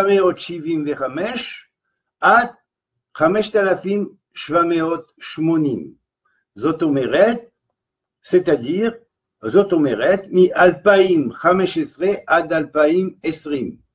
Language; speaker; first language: Hebrew; non-native, fluent; French